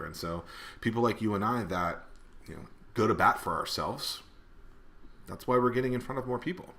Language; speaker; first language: English; native; English